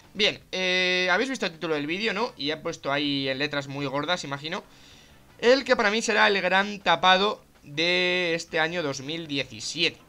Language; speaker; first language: Spanish; native; Spanish